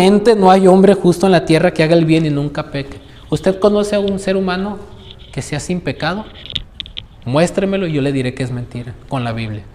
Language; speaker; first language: Spanish; native; Spanish